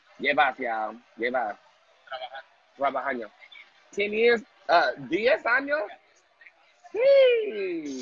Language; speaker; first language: Spanish; non-native, learner; English